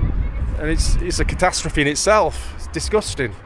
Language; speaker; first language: English; native; English